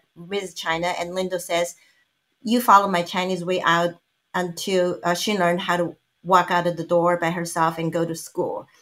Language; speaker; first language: English; non-native, fluent; Chinese